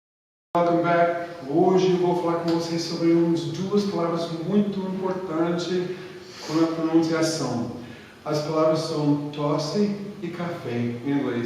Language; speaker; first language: Portuguese; non-native, fluent; English